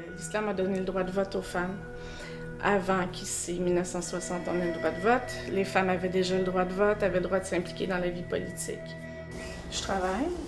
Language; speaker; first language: French; native; French